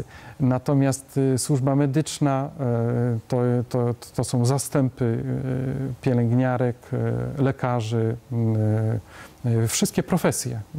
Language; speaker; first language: Polish; native; Polish